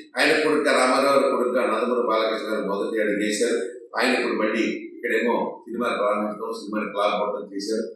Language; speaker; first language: Telugu; native; Telugu